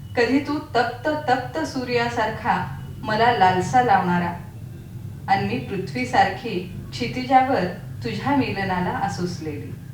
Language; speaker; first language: Marathi; native; Marathi